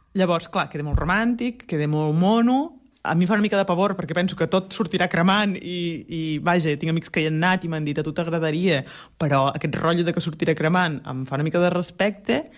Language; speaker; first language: Catalan; native; Catalan